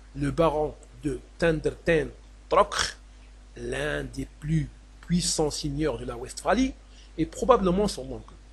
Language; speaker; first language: French; non-native, local second language; Arabic